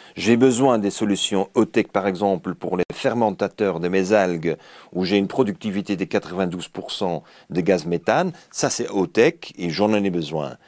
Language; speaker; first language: French; native; French